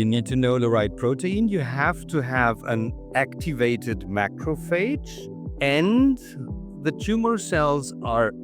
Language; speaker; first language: English; non-native, fluent; German